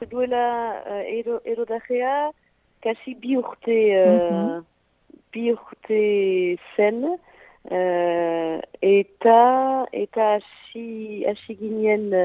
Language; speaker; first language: Basque; non-native, local second language; French